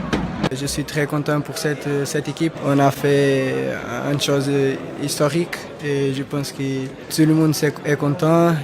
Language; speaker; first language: French; non-native, fluent; Portuguese